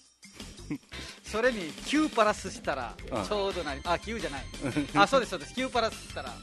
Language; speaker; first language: Japanese; non-native, fluent; Nepali